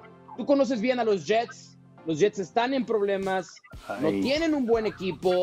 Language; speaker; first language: Spanish; native; Spanish